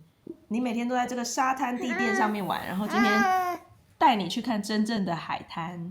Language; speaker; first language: Chinese; non-native, fluent; Serbian